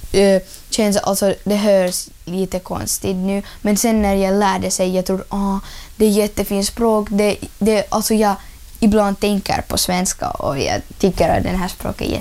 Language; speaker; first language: Swedish; early bilingual, other home language; Russian